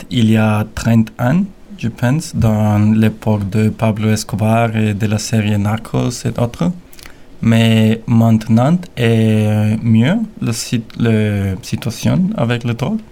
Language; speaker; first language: French; non-native, learner; Spanish